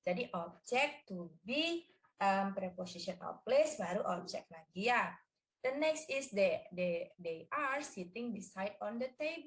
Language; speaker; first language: English; non-native, learner; Indonesian